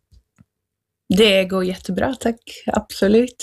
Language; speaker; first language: Swedish; non-native, fluent; Dutch